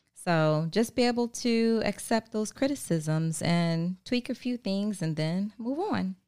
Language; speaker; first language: English; native; English